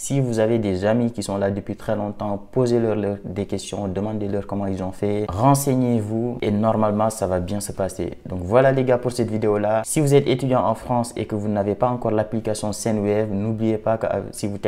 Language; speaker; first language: French; non-native, local second language; Wolof